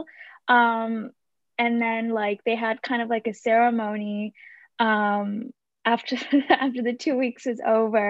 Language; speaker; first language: English; non-native, local second language; Sinhala